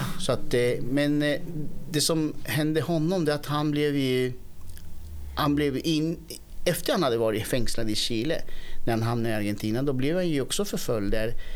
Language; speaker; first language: Swedish; early bilingual, other home language; Spanish